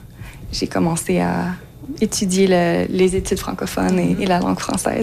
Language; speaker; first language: French; native; French